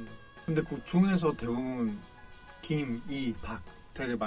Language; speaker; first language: Korean; non-native, fluent; Spanish